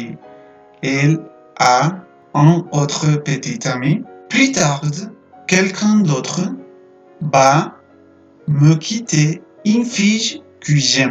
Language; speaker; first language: French; non-native, fluent; Spanish